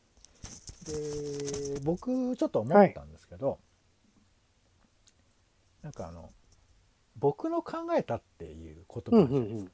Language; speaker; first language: Japanese; native; Japanese